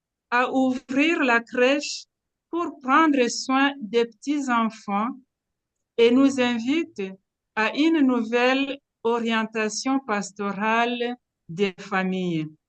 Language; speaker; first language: French; non-native, local second language; Kinyarwanda